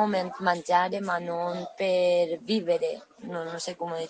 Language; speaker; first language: Italian; non-native, learner; Spanish